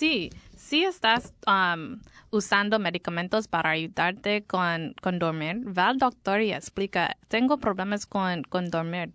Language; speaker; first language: Spanish; non-native, learner; English